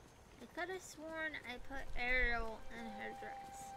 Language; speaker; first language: English; native; English